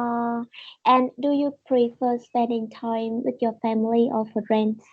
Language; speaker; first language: English; non-native, learner; Vietnamese